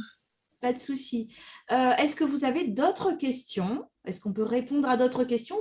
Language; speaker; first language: French; native; French